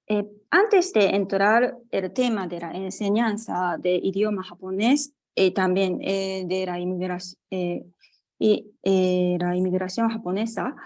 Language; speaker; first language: Spanish; non-native, fluent; Japanese